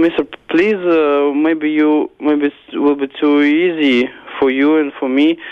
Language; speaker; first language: English; non-native, learner; Russian